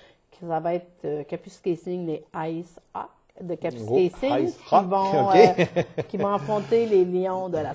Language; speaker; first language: French; native; French